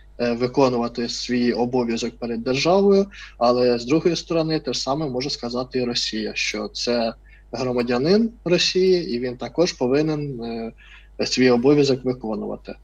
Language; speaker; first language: Ukrainian; non-native, fluent; Russian